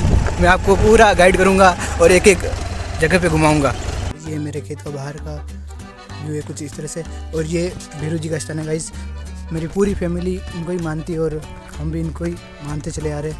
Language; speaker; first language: Hindi; non-native, local second language; Rajasthani